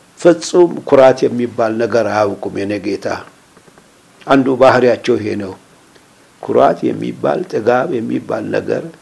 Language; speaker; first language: Amharic; native; Amharic